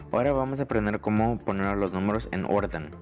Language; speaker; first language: Spanish; early bilingual, heritage; Spanish